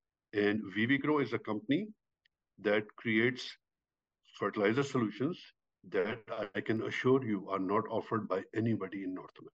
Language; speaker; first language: English; non-native, local second language; Urdu